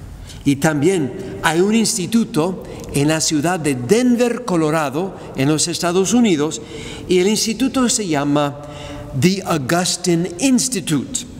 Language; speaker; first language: Spanish; non-native, fluent; English